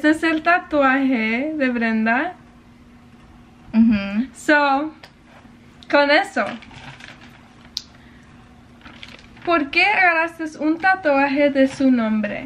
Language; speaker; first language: Spanish; early bilingual, heritage; English